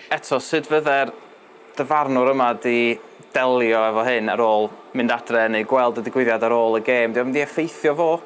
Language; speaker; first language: Welsh; native; Welsh